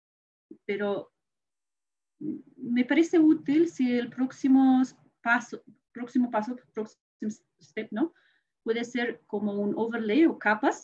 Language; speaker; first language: Spanish; non-native, fluent; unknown